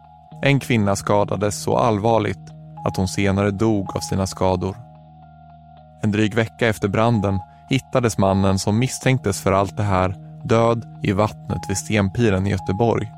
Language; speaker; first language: Swedish; native; Swedish